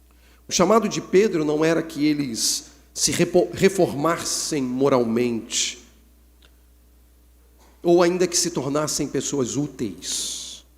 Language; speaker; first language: Portuguese; native; Portuguese